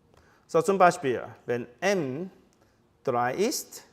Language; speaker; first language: German; non-native, fluent; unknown